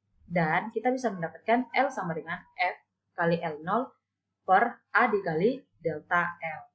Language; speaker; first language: Indonesian; native; Indonesian